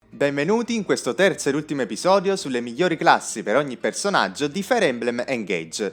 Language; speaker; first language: Italian; native; Italian